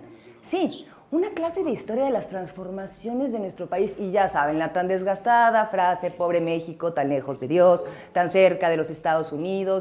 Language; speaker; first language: Spanish; native; Spanish